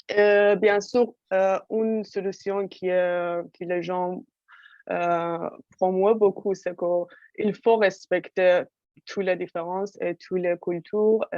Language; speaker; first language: French; non-native, fluent; Persian